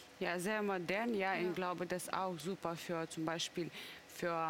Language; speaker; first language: German; non-native, fluent; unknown